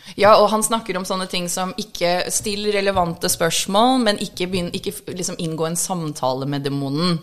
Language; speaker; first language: Norwegian; non-native, fluent; English